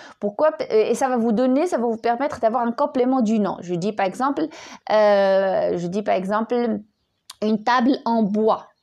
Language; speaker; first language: French; non-native, local second language; Arabic